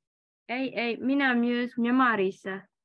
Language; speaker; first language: Finnish; non-native, learner; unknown